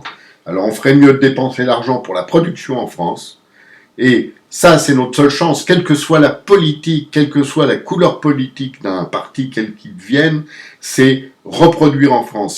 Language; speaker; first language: French; native; French